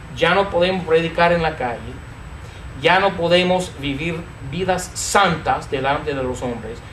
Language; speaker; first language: Spanish; non-native, fluent; English